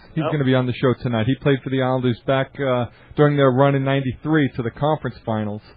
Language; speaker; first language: English; native; English